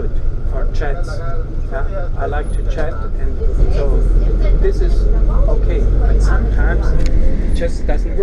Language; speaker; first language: English; non-native, fluent; German